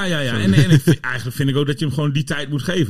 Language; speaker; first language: Dutch; native; Dutch